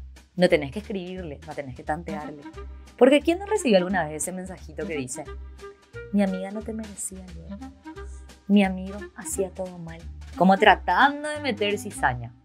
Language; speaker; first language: Spanish; native; Spanish